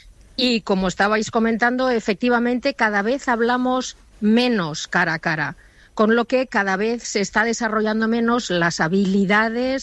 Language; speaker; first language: Spanish; native; Spanish